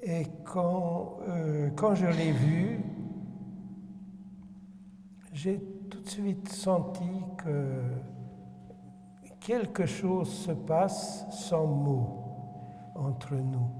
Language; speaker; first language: French; non-native, fluent; Hungarian